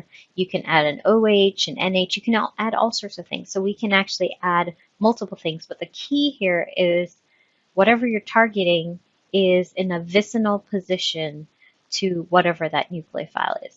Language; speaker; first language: English; native; English